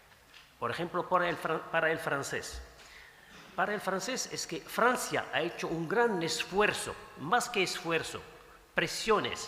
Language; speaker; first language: Spanish; non-native, fluent; Arabic